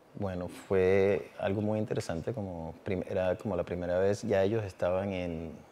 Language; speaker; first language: Spanish; early bilingual, heritage; Spanish